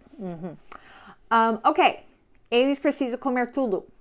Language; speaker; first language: Portuguese; non-native, learner; English